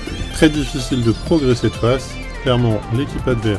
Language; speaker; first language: French; native; French